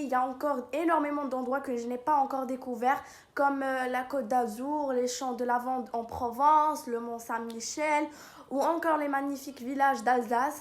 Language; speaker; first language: French; non-native, local second language; Arabic